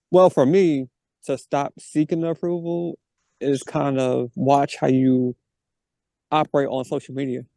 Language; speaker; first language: English; native; English